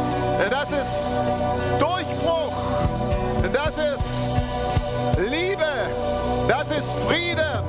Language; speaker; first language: German; native; German